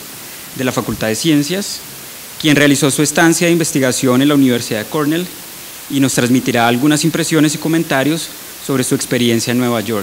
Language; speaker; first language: Spanish; native; Spanish